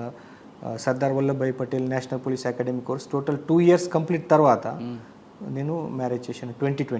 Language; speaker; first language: Telugu; non-native, learner; Marathi